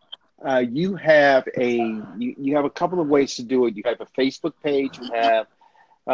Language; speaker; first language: English; native; English